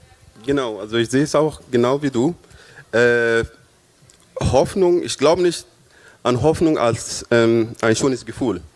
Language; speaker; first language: German; non-native, fluent; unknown